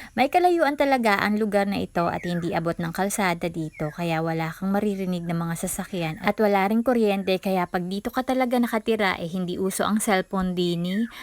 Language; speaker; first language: Filipino; native; Filipino